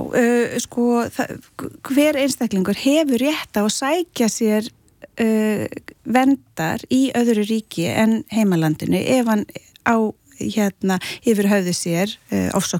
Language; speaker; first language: Icelandic; native; Icelandic